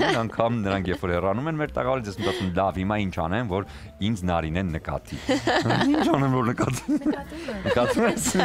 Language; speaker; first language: Armenian; native; Armenian